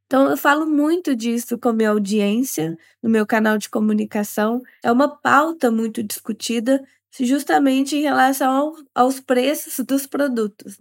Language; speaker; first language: Portuguese; native; Portuguese